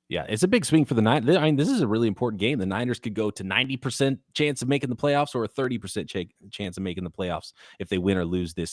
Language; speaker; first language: English; native; English